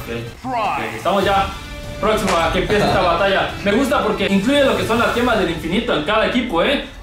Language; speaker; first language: Spanish; native; Spanish